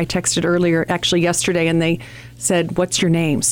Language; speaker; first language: English; native; English